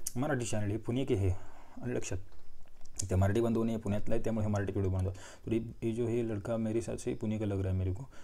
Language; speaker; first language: Hindi; non-native, local second language; Marathi